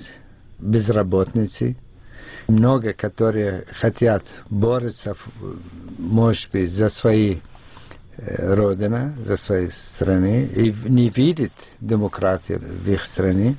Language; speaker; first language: Russian; non-native, fluent; Arabic